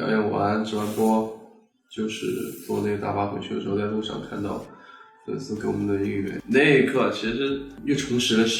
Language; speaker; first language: Chinese; native; Chinese